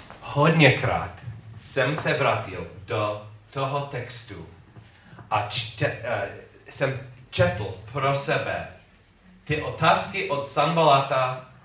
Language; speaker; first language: Czech; non-native, learner; English